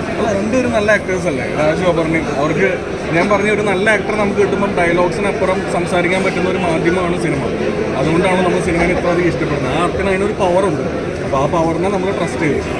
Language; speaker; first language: Malayalam; non-native, learner; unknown